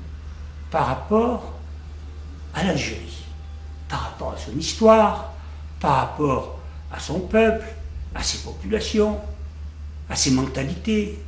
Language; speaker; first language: French; native; French